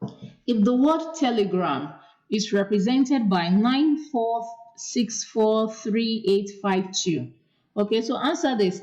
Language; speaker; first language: English; non-native, local second language; Yoruba